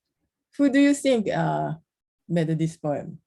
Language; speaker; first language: English; non-native, learner; Japanese